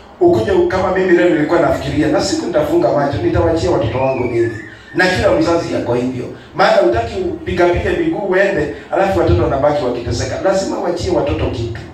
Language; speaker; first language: Swahili; non-native, local second language; Kikuyu